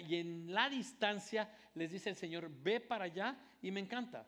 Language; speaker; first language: Spanish; native; Spanish